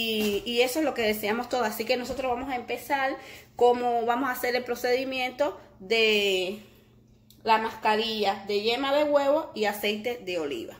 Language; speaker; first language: Spanish; native; Spanish